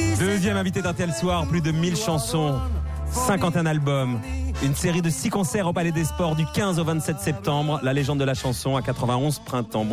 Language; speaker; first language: French; native; French